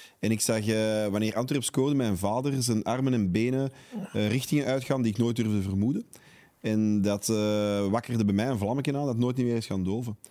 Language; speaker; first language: Dutch; native; Dutch